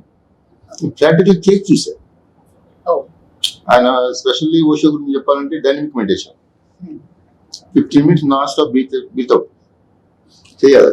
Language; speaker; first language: Telugu; native; Telugu